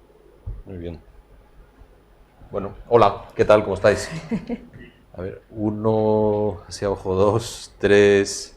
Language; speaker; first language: Spanish; native; Spanish